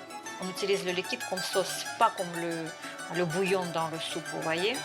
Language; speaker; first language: French; non-native, fluent; Russian